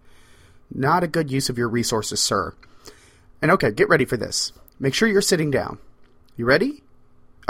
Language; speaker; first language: English; native; English